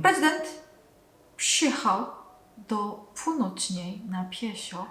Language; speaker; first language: Polish; non-native, learner; Korean